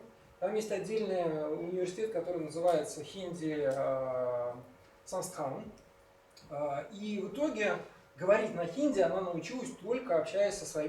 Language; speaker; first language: Russian; native; Russian